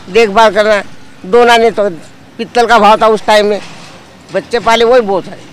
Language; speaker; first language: Hindi; non-native, local second language; Marathi